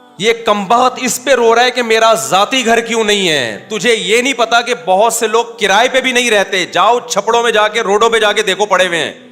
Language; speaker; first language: Urdu; native; Urdu